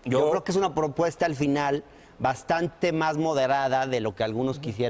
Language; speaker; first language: Spanish; native; Spanish